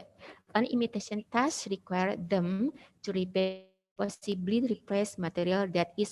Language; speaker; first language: English; non-native, learner; Indonesian